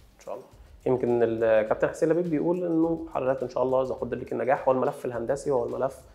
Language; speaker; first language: Arabic; native; Arabic